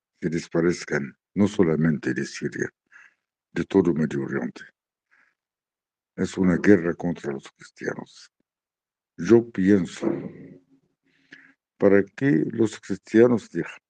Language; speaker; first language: Spanish; non-native, learner; Arabic